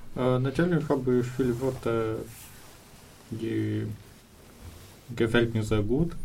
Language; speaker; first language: German; non-native, learner; Ukrainian